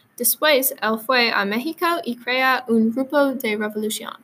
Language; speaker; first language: Spanish; non-native, learner; English